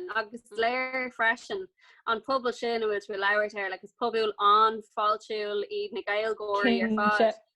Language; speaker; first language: Irish; non-native, local second language; English